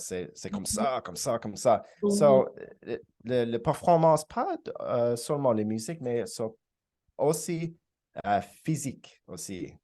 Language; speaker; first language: French; non-native, learner; English